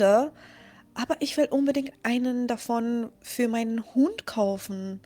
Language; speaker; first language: German; non-native, fluent; Persian